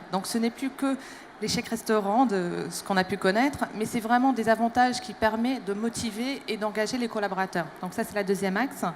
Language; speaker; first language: French; non-native, fluent; English